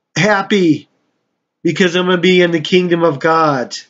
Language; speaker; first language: English; native; English